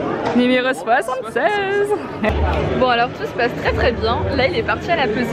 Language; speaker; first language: French; native; French